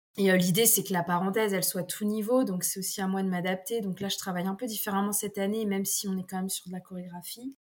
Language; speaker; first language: French; native; French